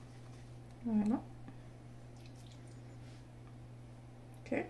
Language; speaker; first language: Arabic; native; Arabic